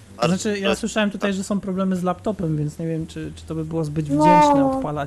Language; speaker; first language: Polish; native; Polish